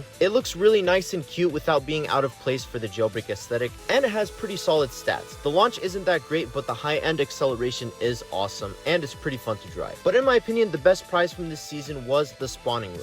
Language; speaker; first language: English; native; English